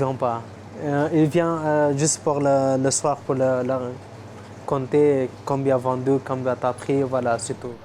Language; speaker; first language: French; non-native, learner; Persian